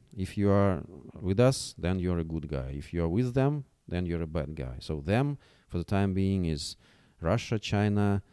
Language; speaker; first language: English; non-native, fluent; Russian